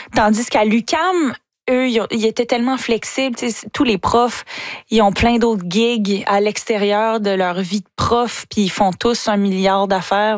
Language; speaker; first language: French; native; French